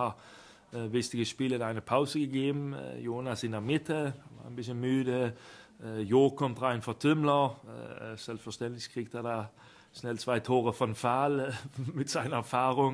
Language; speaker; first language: German; non-native, fluent; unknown